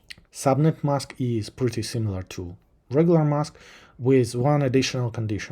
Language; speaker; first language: English; non-native, fluent; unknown